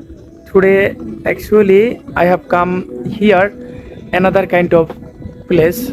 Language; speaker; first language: English; non-native, learner; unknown